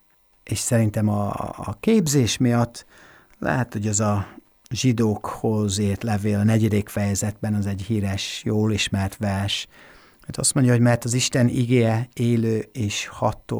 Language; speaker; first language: Hungarian; non-native, fluent; English